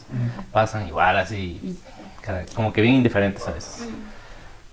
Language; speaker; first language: Spanish; native; Spanish